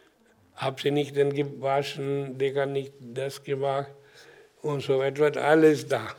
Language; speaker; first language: German; non-native, learner; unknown